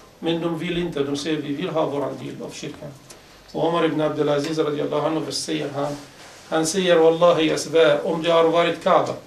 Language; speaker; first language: Swedish; non-native, fluent; Arabic